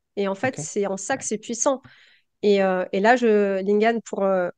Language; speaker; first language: French; native; French